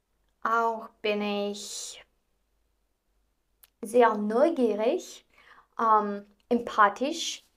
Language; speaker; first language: German; non-native, fluent; Russian